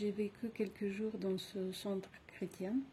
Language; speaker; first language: French; non-native, fluent; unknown